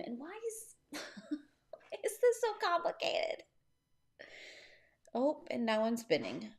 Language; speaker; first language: English; native; English